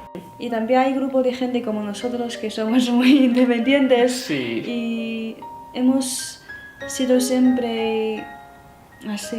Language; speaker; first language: Spanish; non-native, fluent; Chinese